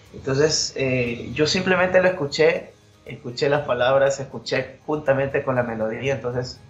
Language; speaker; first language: Spanish; native; Spanish